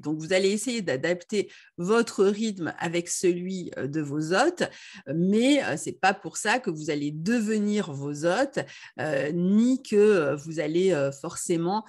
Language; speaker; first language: French; native; French